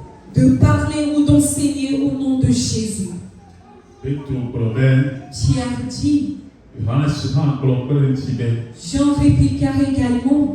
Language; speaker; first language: French; non-native, local second language; Ewe